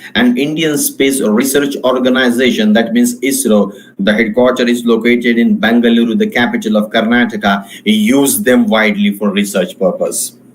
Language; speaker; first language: English; non-native, local second language; Marathi